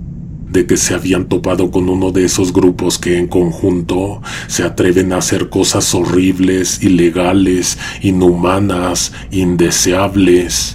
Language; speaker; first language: Spanish; native; Spanish